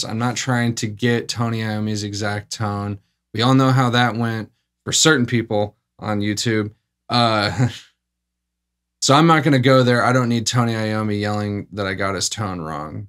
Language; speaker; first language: English; native; English